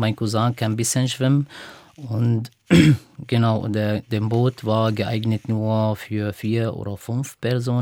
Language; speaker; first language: German; non-native, fluent; Arabic